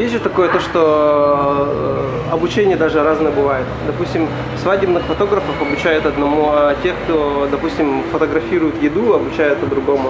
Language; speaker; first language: Russian; native; Russian